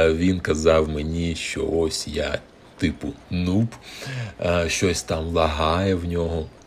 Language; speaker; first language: Ukrainian; non-native, local second language; Russian